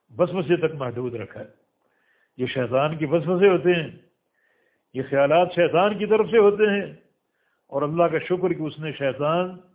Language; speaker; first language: Urdu; native; Urdu